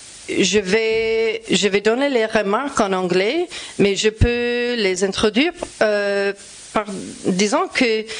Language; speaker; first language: French; non-native, fluent; English